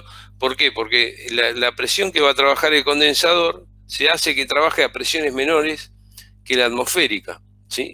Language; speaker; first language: Spanish; native; Spanish